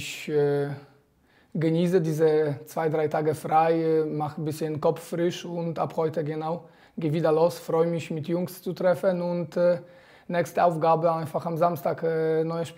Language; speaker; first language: German; non-native, fluent; Polish